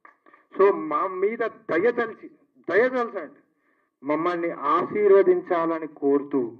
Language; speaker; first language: Telugu; native; Telugu